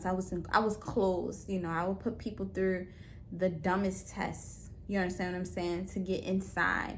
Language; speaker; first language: English; native; English